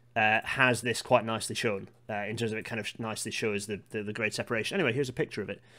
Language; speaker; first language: English; native; English